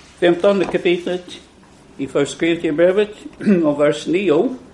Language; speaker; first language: Swedish; non-native, fluent; English